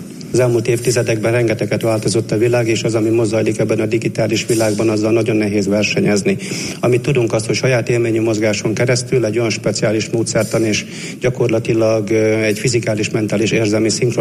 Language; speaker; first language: Hungarian; native; Hungarian